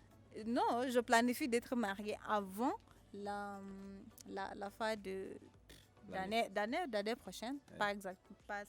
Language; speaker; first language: French; non-native, fluent; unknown